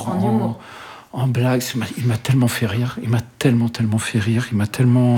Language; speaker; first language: French; early bilingual, other home language; Arabic